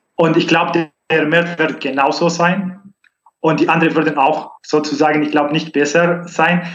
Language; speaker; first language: German; non-native, learner; Arabic